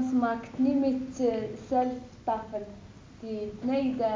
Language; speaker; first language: Dutch; non-native, learner; Arabic